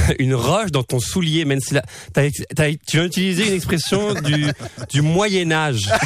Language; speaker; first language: French; native; French